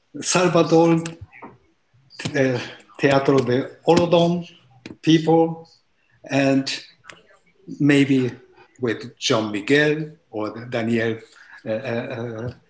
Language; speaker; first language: English; non-native, learner; Japanese